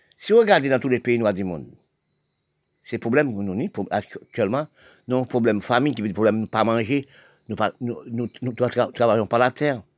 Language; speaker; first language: French; non-native, local second language; Haitian Creole